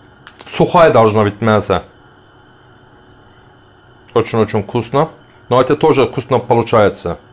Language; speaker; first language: Russian; non-native, learner; Turkish